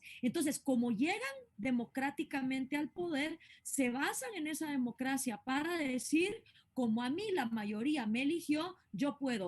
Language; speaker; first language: Spanish; native; Spanish